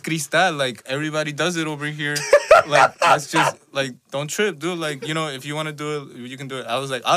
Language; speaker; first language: English; non-native, fluent; Spanish